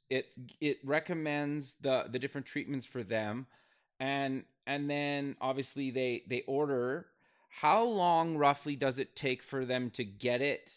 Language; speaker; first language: English; native; English